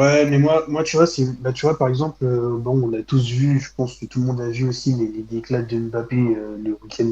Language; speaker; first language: French; native; French